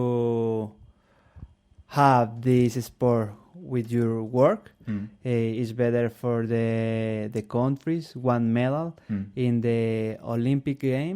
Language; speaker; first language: English; non-native, learner; Spanish